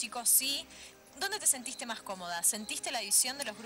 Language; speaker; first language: Spanish; native; Spanish